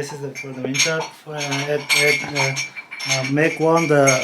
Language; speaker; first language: English; non-native, learner; Hazaragi